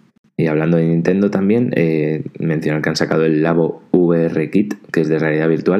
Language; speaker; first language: Spanish; native; Spanish